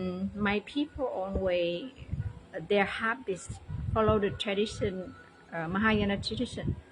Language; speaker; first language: English; non-native, learner; Vietnamese